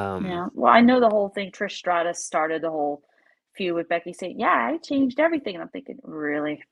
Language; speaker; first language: English; native; English